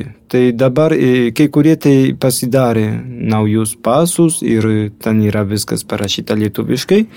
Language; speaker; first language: Lithuanian; early bilingual, heritage; Lithuanian